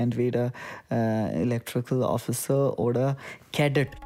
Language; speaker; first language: German; non-native, learner; Konkani